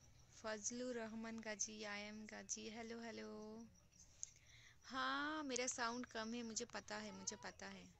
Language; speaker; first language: Hindi; non-native, local second language; Bangla